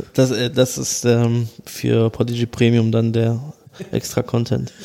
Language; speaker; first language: German; native; German